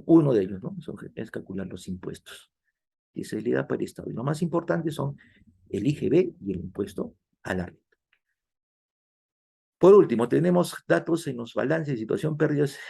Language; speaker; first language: Spanish; native; Spanish